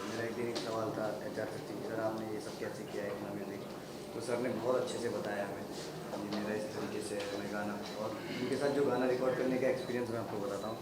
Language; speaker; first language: Hindi; native; Hindi